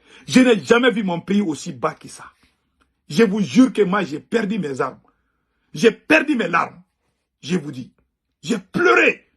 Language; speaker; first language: French; non-native, local second language; Bambara